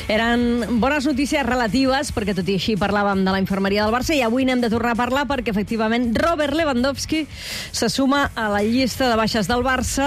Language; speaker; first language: Catalan; native; Catalan